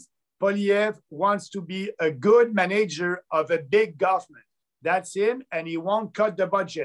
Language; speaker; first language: English; non-native, local second language; French